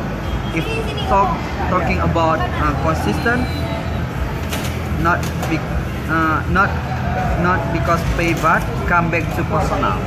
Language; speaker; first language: English; non-native, learner; Indonesian